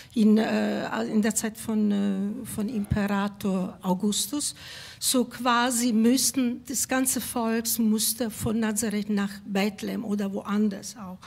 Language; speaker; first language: German; non-native, fluent; Italian